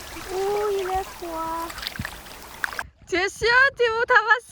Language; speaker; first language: French; non-native, fluent; Chinese